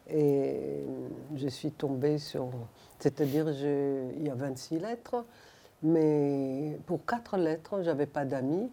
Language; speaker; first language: French; non-native, fluent; Hebrew